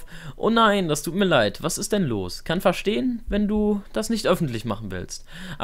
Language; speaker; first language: German; native; German